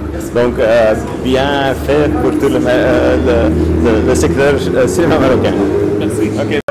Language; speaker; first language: French; non-native, fluent; Dutch